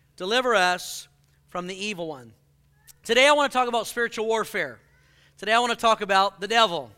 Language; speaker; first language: English; native; English